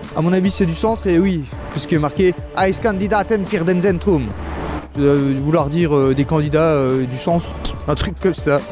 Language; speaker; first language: French; native; French